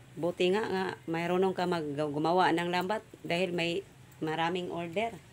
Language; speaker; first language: Filipino; non-native, local second language; Cebuano